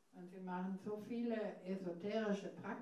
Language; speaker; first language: German; non-native, fluent; English